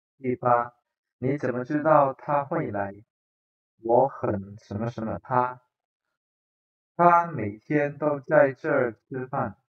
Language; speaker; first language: Chinese; non-native, fluent; Indonesian